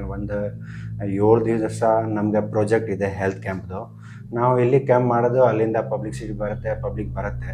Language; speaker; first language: Kannada; non-native, local second language; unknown